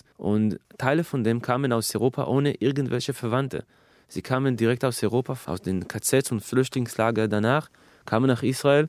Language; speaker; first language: German; non-native, fluent; Hebrew